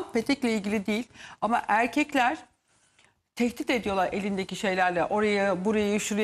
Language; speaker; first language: Turkish; native; Turkish